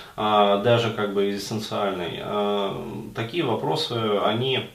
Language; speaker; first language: Russian; native; Russian